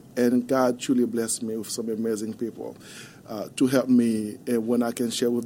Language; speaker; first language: English; non-native, fluent; Haitian Creole